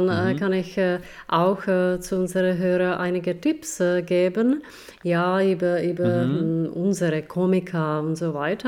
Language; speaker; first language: German; non-native, fluent; Czech